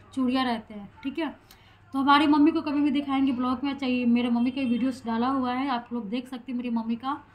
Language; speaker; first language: Hindi; native; Hindi